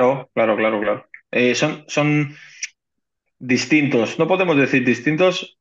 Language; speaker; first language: Spanish; non-native, fluent; Greek